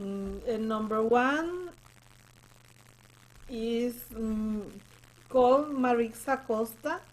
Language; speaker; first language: English; non-native, learner; Spanish